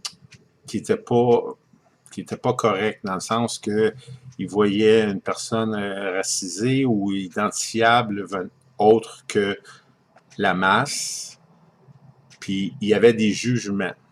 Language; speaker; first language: French; native; French